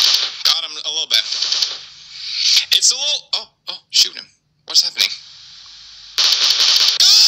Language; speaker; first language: English; native; English